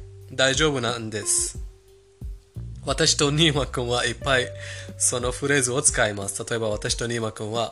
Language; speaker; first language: Japanese; non-native, fluent; Persian